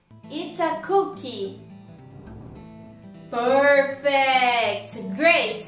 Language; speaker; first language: English; non-native, fluent; Portuguese